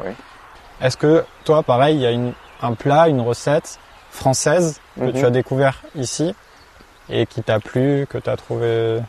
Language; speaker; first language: French; native; French